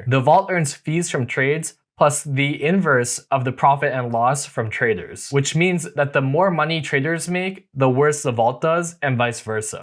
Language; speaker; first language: English; native; English